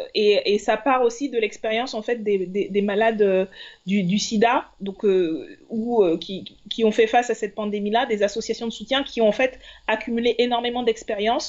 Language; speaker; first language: French; native; French